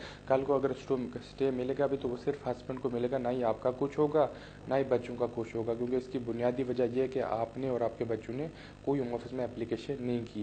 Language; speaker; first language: Urdu; native; Urdu